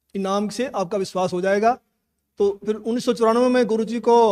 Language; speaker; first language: Hindi; native; Hindi